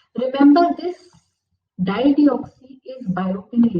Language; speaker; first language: English; non-native, local second language; Hindi